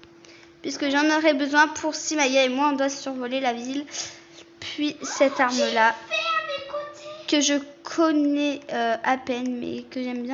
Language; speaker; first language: French; native; French